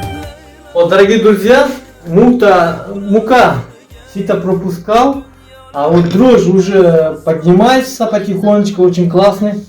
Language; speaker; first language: Russian; non-native, learner; Uzbek